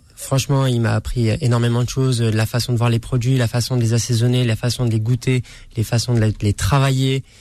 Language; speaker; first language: French; native; French